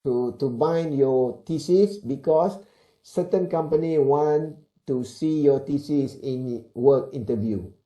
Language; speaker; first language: English; non-native, local second language; Malay